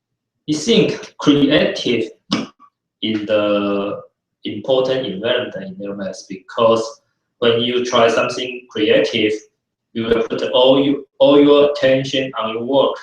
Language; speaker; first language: English; non-native, fluent; Chinese